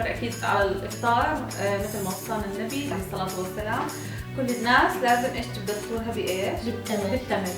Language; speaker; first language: Arabic; native; Arabic